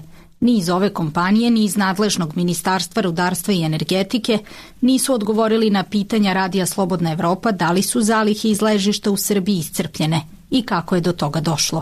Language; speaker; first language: Serbian; native; Serbian